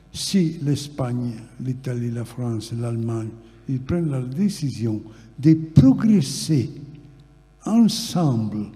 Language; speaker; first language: French; non-native, fluent; Italian